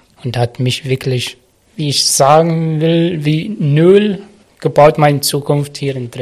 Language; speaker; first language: German; non-native, learner; Arabic